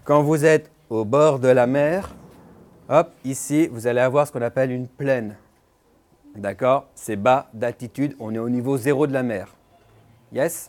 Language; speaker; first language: French; native; French